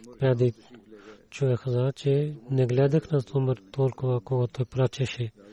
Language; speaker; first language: Bulgarian; non-native, learner; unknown